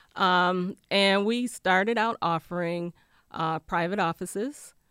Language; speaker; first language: English; native; English